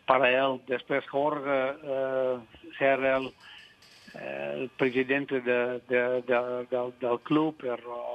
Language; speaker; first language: Spanish; non-native, fluent; Dutch